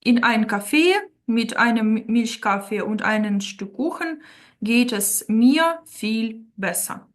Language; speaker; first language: German; non-native, fluent; Ukrainian